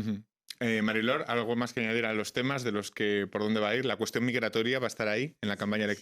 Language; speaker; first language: Spanish; native; Spanish